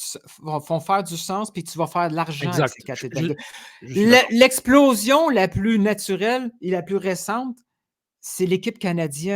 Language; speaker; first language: French; native; French